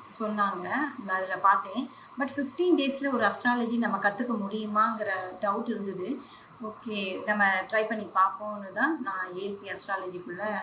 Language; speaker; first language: Tamil; non-native, local second language; Hindi